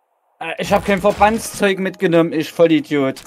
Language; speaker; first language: German; native; German